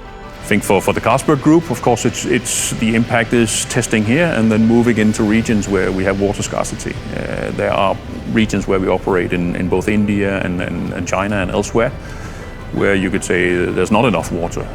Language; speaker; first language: English; non-native, fluent; Danish